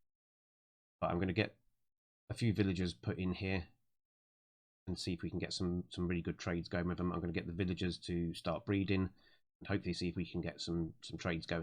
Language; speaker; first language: English; native; English